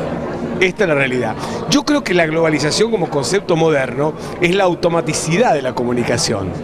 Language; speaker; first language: Spanish; native; Spanish